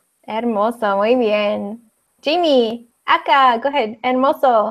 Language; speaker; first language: Spanish; non-native, fluent; English